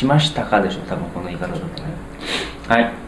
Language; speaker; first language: Japanese; native; Japanese